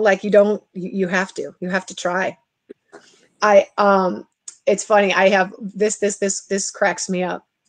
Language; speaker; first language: English; native; English